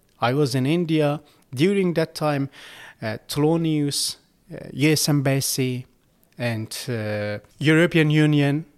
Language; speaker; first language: English; non-native, learner; Persian